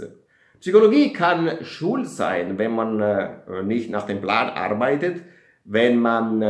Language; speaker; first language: German; non-native, fluent; Italian